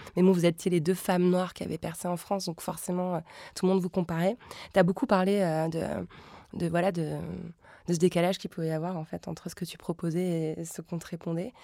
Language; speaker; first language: French; native; French